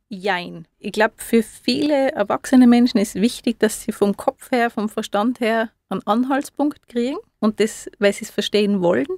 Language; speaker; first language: German; native; German